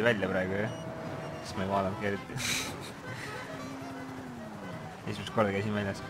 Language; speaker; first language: Estonian; native; Estonian